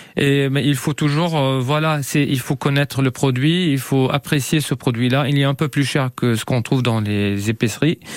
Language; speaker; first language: French; non-native, local second language; Arabic